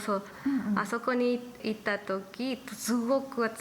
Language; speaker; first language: Japanese; non-native, learner; Spanish